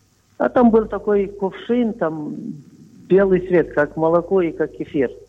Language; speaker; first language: Russian; non-native, fluent; Arabic